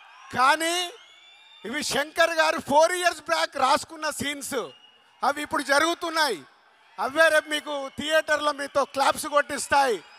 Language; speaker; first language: Telugu; native; Telugu